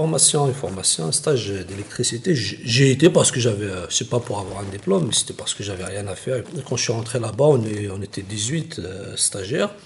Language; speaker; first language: French; non-native, local second language; Kabyle